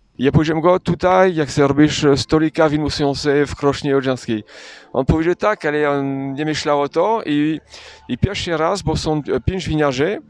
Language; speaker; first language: Polish; early bilingual, heritage; French